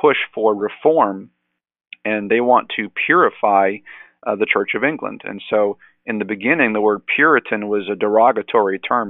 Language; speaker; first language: English; native; English